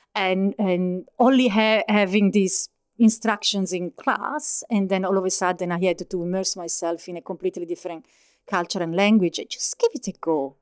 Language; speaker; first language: English; non-native, fluent; Italian